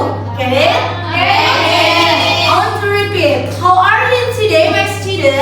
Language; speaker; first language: English; non-native, learner; Indonesian